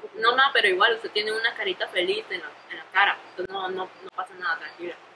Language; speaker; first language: Spanish; early bilingual, other home language; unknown